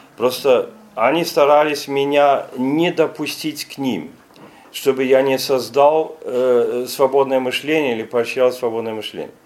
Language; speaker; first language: Russian; non-native, fluent; German